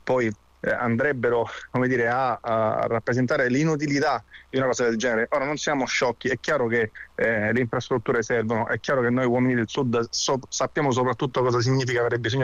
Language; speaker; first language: Italian; native; Italian